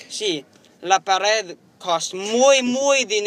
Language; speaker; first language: Spanish; non-native, learner; English